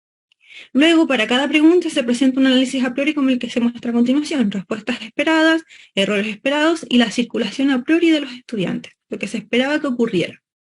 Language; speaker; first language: Spanish; native; Spanish